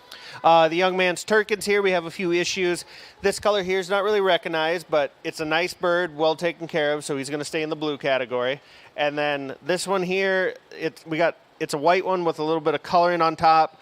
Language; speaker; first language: English; native; English